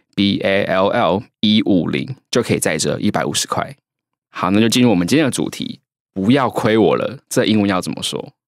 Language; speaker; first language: Chinese; native; Chinese